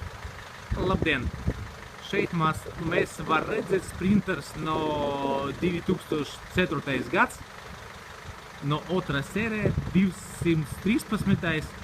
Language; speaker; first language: Latvian; non-native, local second language; Russian